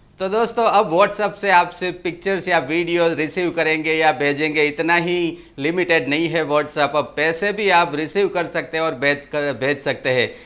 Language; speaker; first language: Hindi; non-native, local second language; Gujarati